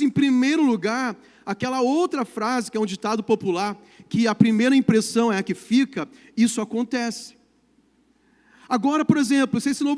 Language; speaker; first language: Portuguese; native; Portuguese